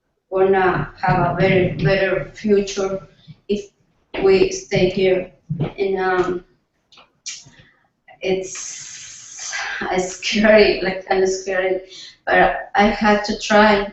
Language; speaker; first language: English; non-native, learner; Spanish